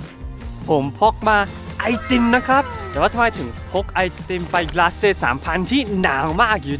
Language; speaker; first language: Thai; early bilingual, heritage; Thai